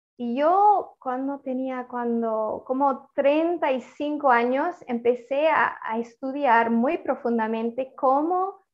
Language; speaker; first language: Spanish; non-native, fluent; Italian